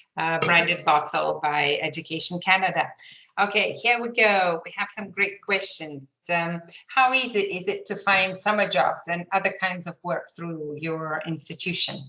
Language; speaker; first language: English; non-native, fluent; Lithuanian